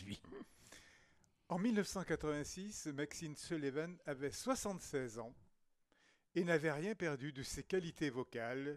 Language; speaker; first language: French; native; French